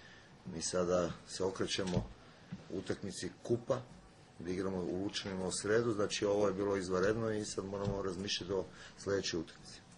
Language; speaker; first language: Bosnian; native; Bosnian